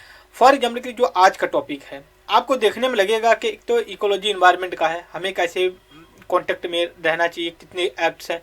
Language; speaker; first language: Hindi; native; Hindi